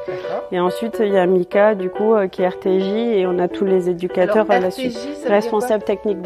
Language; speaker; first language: French; native; French